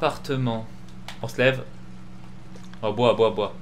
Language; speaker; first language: French; native; French